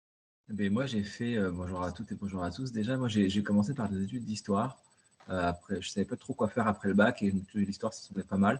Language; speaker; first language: French; native; French